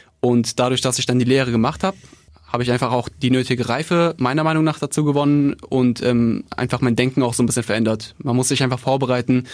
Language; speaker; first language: German; early bilingual, other home language; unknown